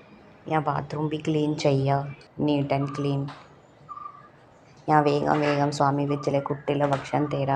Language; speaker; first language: Malayalam; non-native, learner; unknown